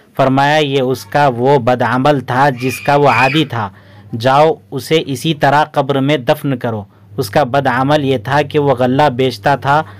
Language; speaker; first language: Urdu; native; Urdu